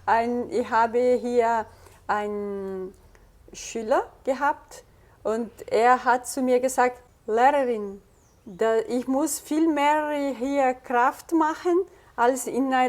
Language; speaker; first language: German; early bilingual, heritage; German